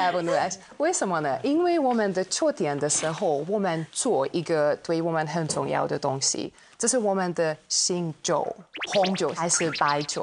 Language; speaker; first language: Chinese; non-native, fluent; Hungarian